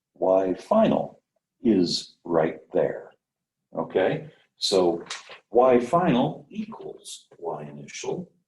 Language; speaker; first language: English; native; English